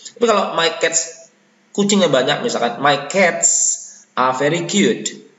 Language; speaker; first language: English; non-native, fluent; Indonesian